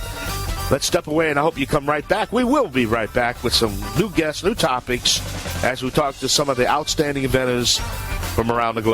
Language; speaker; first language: English; native; English